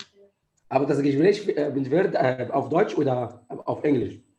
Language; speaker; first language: German; non-native, fluent; Arabic